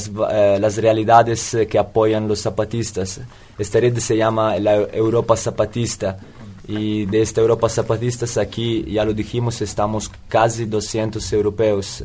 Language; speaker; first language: Spanish; non-native, fluent; Italian